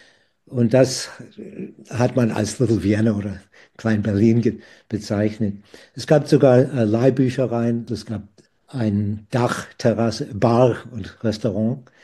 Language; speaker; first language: German; non-native, fluent; English